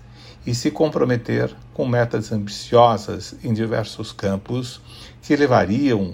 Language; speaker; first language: Portuguese; native; Portuguese